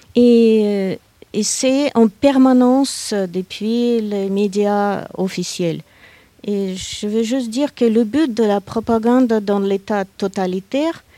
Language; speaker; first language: French; non-native, fluent; Russian